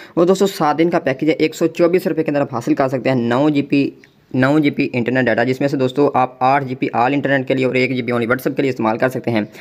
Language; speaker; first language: Urdu; non-native, local second language; Punjabi